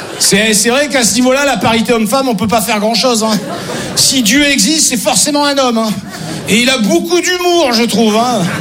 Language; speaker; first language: French; native; French